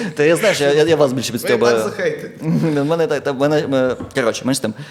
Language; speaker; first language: Ukrainian; native; Ukrainian